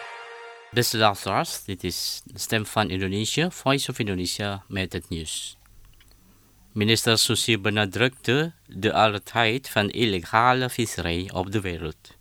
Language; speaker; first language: Dutch; non-native, fluent; Indonesian